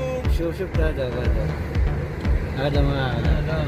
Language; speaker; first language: Arabic; non-native, learner; Filipino